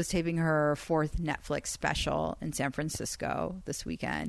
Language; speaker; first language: English; non-native, fluent; Persian